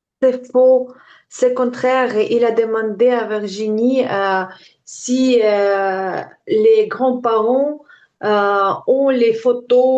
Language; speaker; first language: French; non-native, learner; Ukrainian